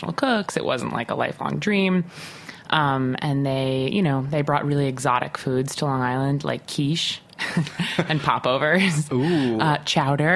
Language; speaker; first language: English; native; English